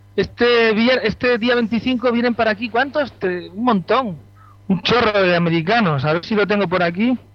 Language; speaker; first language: Spanish; native; Spanish